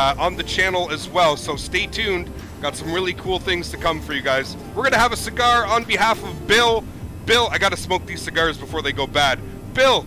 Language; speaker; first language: English; native; English